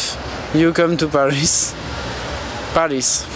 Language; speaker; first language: English; non-native, learner; French